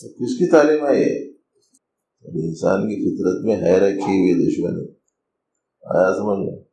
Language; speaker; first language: Urdu; native; Urdu